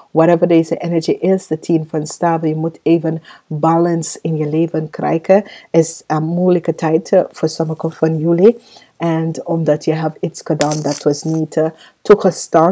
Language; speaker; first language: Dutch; non-native, fluent; English